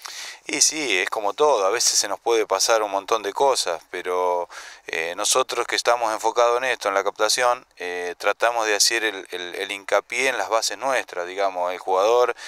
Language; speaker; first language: Spanish; native; Spanish